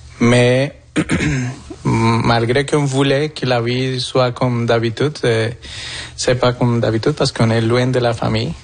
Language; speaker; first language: French; non-native, fluent; Spanish